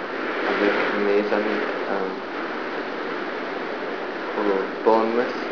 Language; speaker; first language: French; non-native, learner; English